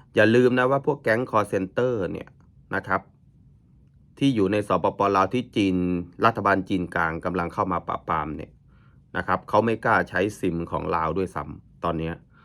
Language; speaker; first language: Thai; native; Thai